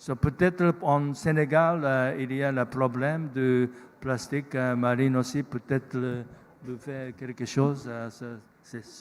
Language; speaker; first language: French; non-native, learner; Japanese